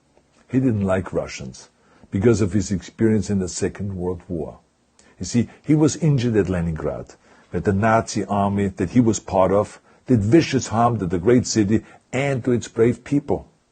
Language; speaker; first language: English; non-native, fluent; German